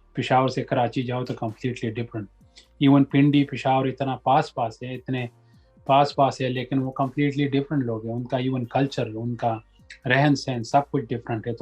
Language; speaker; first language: Urdu; non-native, local second language; Pashto